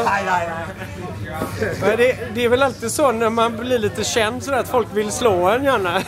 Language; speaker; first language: Swedish; native; Swedish